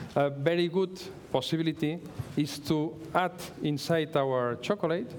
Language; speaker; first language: English; non-native, learner; Spanish